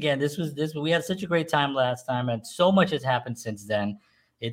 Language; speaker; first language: English; native; English